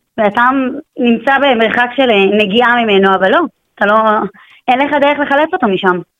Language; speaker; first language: Hebrew; native; Hebrew